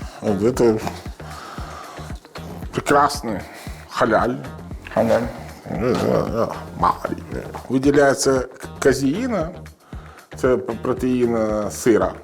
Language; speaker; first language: Ukrainian; non-native, learner; Italian